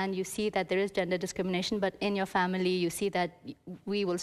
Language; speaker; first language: English; non-native, local second language; Urdu